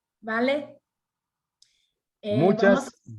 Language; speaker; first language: Spanish; non-native, fluent; Portuguese